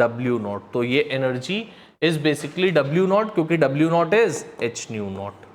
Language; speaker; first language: Hindi; native; Hindi